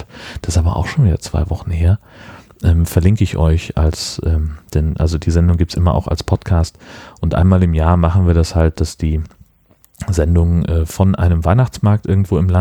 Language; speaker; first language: German; native; German